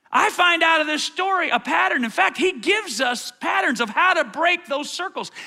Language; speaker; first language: English; native; English